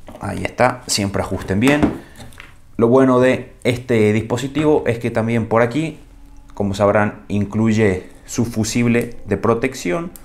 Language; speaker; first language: Spanish; native; Spanish